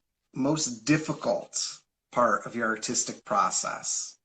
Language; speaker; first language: English; native; English